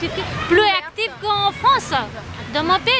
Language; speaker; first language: French; non-native, learner; Nepali